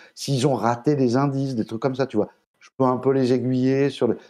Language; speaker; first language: French; native; French